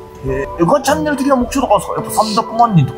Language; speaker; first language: Japanese; native; Japanese